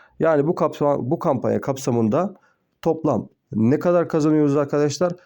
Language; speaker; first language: Turkish; native; Turkish